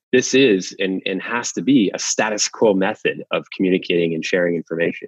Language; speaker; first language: English; native; English